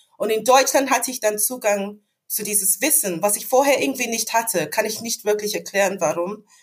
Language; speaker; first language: German; non-native, fluent; English